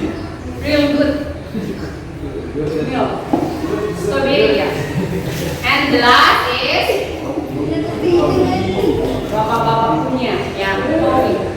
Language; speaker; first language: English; non-native, learner; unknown